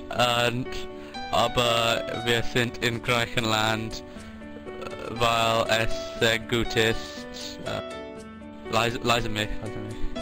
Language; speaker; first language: German; non-native, learner; English